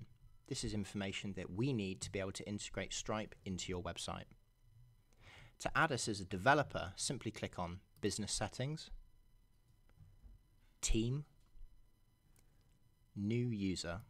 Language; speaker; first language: English; native; English